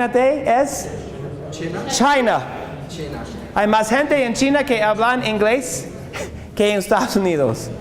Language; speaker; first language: Spanish; non-native, learner; English